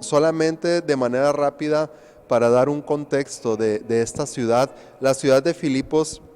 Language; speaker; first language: Spanish; native; Spanish